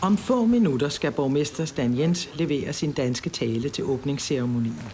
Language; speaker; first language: Danish; native; Danish